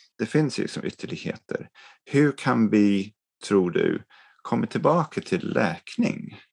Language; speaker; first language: Swedish; non-native, fluent; English